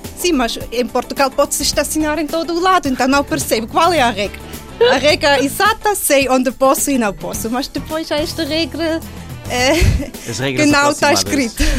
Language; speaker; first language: Portuguese; non-native, fluent; Swiss German